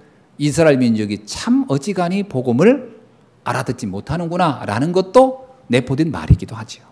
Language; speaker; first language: Korean; native; Korean